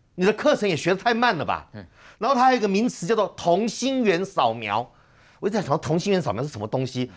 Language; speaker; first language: Chinese; native; Chinese